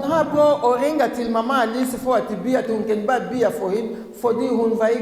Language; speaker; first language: Danish; non-native, learner; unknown